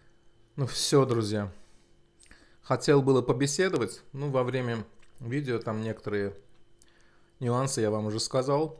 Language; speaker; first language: Russian; non-native, fluent; Azerbaijani